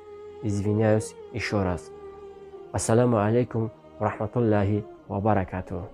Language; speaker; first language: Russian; non-native, learner; Tajik